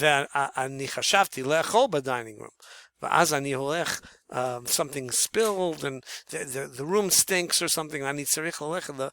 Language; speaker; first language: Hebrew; non-native, fluent; English